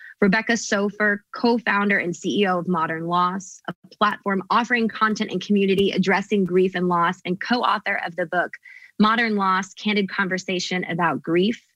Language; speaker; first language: English; native; English